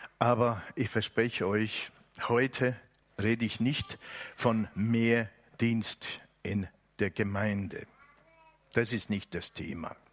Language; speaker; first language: German; non-native, fluent; Finnish